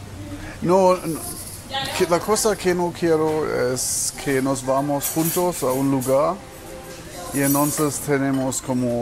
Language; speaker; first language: Spanish; non-native, learner; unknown